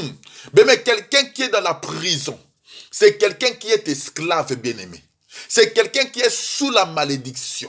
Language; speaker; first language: French; non-native, local second language; Lingala